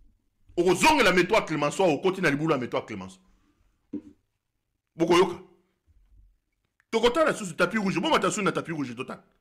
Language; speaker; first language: French; non-native, local second language; Lingala